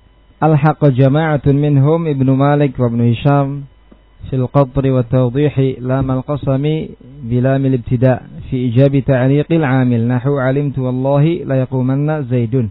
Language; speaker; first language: Arabic; non-native, fluent; Indonesian